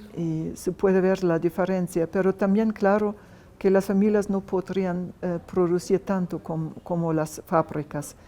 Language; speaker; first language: Spanish; non-native, fluent; German